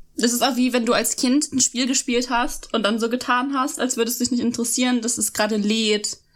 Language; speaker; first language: German; native; German